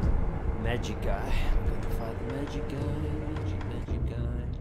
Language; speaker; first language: English; non-native, fluent; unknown